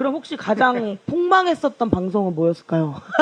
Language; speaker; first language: Korean; native; Korean